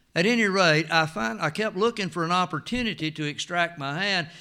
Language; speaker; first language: English; native; English